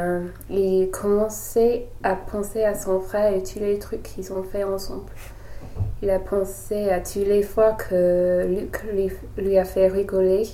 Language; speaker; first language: French; non-native, learner; English